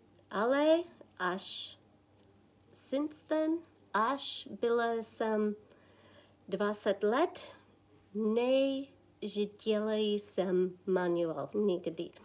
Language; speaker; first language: Czech; non-native, learner; English